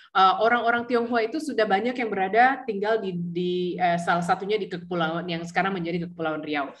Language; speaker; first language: Indonesian; early bilingual, heritage; Indonesian